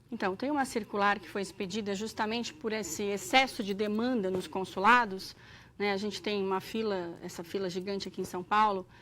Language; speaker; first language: Portuguese; native; Portuguese